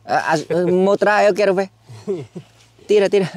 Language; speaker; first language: Portuguese; non-native, learner; Vietnamese